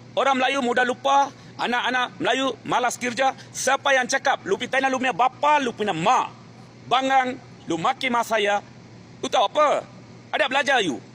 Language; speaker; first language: Malay; non-native, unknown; Bangla